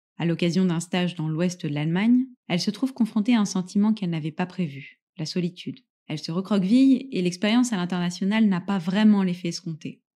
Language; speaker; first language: French; native; French